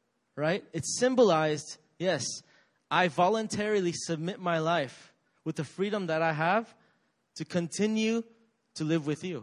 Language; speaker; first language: English; native; English